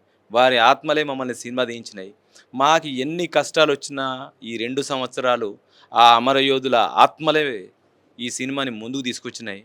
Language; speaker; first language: Telugu; native; Telugu